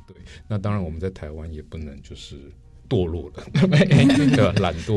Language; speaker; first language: Chinese; native; Chinese